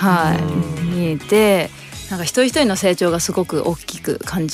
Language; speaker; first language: Japanese; native; Japanese